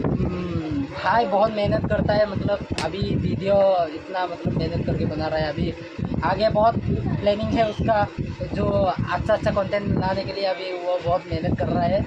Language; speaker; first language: Hindi; non-native, local second language; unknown